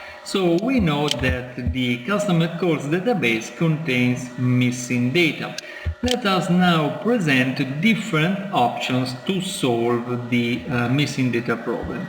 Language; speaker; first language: English; non-native, fluent; Italian